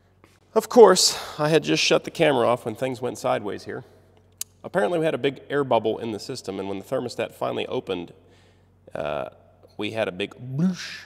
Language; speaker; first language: English; native; English